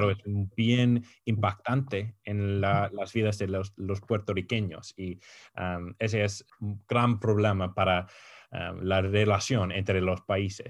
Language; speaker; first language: Spanish; non-native, fluent; English